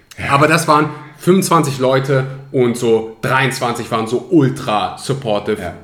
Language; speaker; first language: German; early bilingual, other home language; Russian